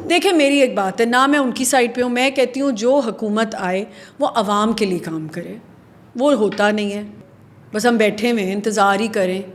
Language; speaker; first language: Urdu; native; Urdu